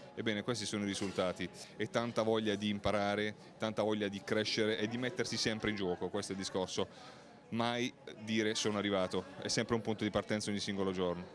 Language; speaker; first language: Italian; native; Italian